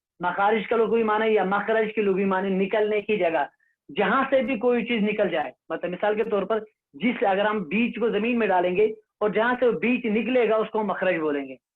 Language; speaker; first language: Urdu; non-native, local second language; Kashmiri